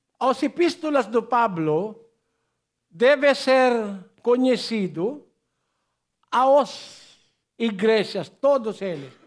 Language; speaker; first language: Portuguese; non-native, learner; Filipino